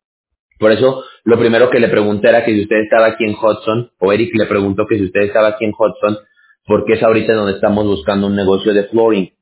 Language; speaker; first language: Spanish; native; Spanish